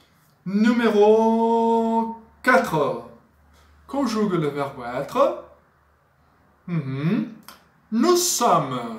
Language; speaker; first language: French; non-native, fluent; Portuguese